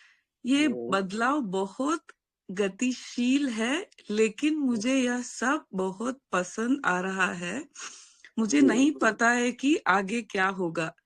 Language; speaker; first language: Hindi; non-native, local second language; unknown